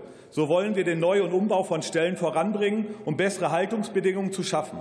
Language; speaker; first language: German; native; German